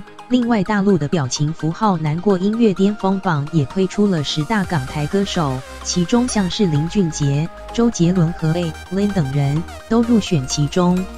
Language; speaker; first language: Chinese; native; Chinese